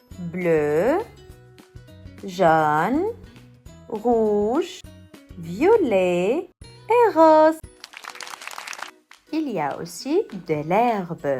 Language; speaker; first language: French; non-native, local second language; Arabic